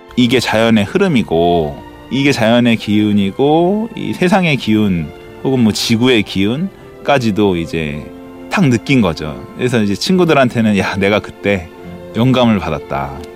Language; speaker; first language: Korean; native; Korean